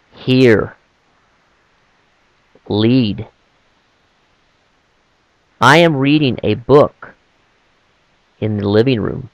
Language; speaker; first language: English; non-native, fluent; Korean